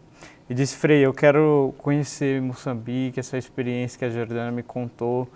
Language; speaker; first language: Portuguese; native; Portuguese